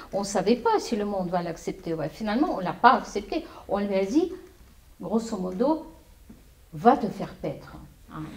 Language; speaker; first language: French; non-native, fluent; Russian